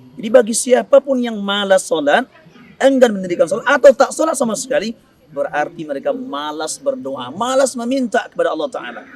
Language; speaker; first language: Indonesian; non-native, local second language; Minangkabau